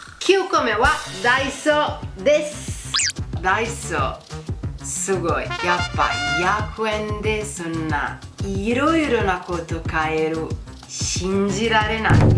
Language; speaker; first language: Japanese; non-native, fluent; Italian